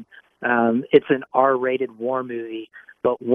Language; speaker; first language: English; native; English